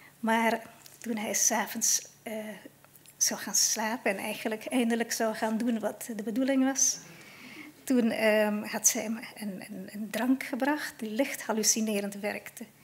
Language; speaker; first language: Dutch; native; Dutch